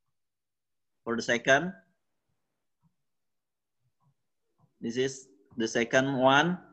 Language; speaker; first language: English; non-native, learner; Indonesian